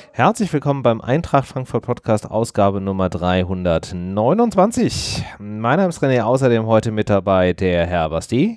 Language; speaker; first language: German; native; German